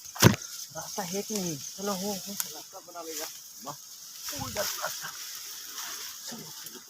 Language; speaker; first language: Hindi; non-native, local second language; Bodo